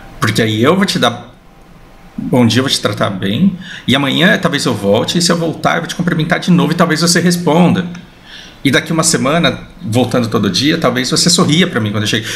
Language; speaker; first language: Portuguese; early bilingual, heritage; Portuguese